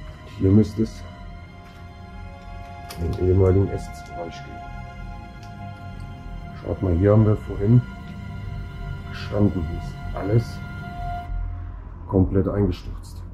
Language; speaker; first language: German; native; German